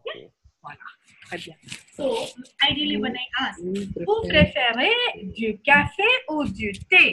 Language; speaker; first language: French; non-native, fluent; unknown